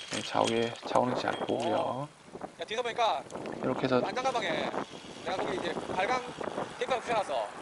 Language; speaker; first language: Korean; native; Korean